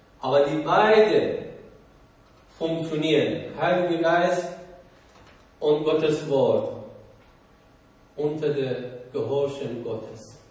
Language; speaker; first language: German; non-native, learner; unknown